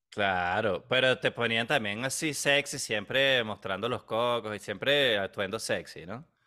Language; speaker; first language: Spanish; native; Spanish